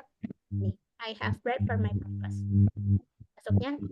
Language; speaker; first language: English; non-native, local second language; Indonesian